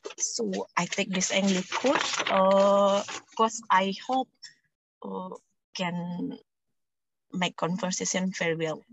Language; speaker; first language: English; non-native, learner; Indonesian